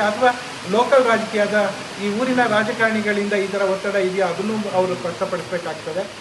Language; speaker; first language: Kannada; native; Kannada